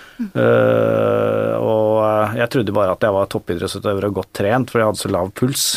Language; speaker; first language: Norwegian; native; Norwegian